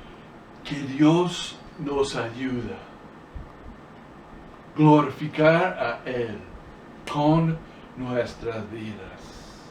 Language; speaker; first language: Spanish; non-native, fluent; English